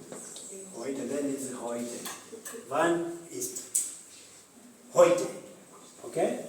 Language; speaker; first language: German; non-native, learner; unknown